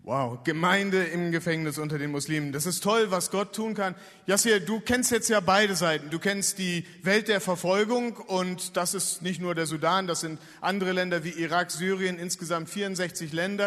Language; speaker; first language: German; native; German